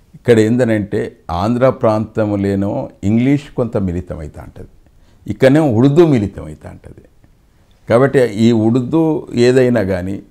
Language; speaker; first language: Telugu; native; Telugu